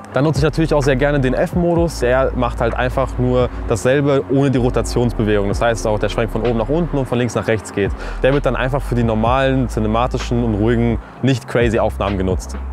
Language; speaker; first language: German; early bilingual, other home language; Russian